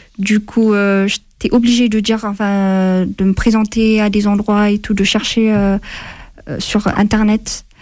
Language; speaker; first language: French; non-native, fluent; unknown